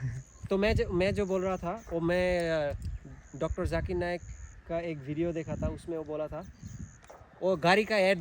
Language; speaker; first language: Hindi; non-native, fluent; Bangla